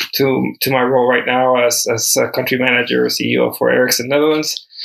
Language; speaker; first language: English; early bilingual, other home language; Spanish